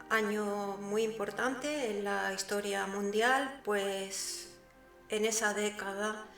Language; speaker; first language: Spanish; native; Spanish